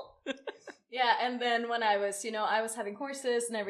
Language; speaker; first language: English; non-native, fluent; Swedish